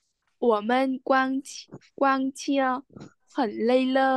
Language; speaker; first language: Chinese; non-native, learner; Vietnamese